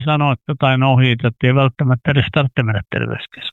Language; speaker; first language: Finnish; native; Finnish